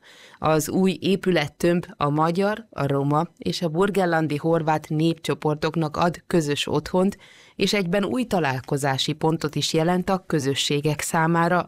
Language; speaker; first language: Hungarian; native; Hungarian